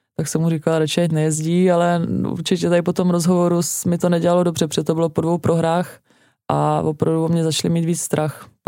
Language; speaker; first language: Czech; native; Czech